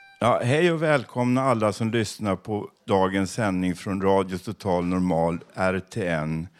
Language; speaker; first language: Swedish; native; Swedish